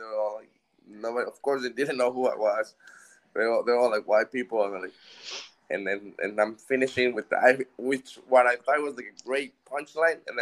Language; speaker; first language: English; non-native, fluent; Spanish